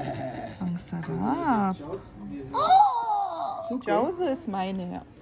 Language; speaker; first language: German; non-native, learner; Filipino